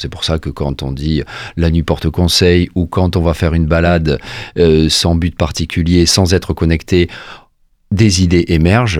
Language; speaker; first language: French; native; French